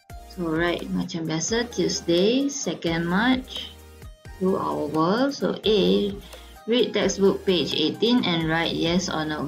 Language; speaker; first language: English; non-native, local second language; Malay